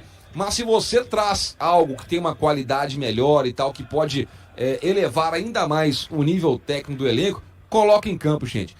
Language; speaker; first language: Portuguese; native; Portuguese